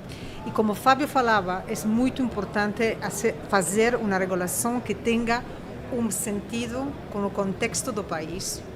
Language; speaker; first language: Portuguese; non-native, fluent; Italian